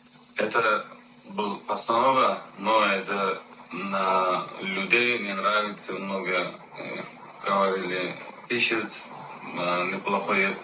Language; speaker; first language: Russian; non-native, learner; Uzbek